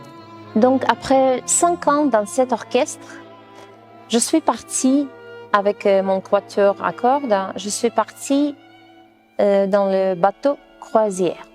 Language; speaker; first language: French; non-native, fluent; Russian